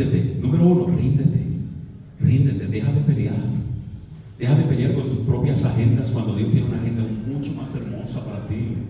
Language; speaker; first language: Spanish; native; Spanish